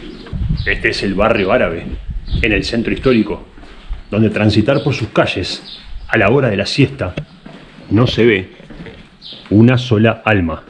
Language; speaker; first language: Spanish; native; Spanish